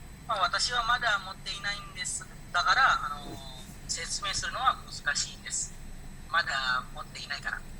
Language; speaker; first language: Japanese; non-native, learner; Indonesian